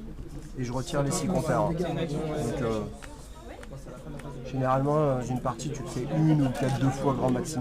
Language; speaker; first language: French; native; French